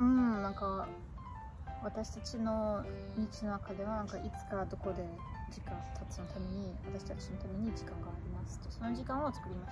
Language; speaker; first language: Japanese; non-native, learner; German